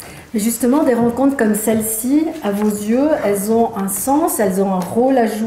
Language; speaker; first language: French; native; French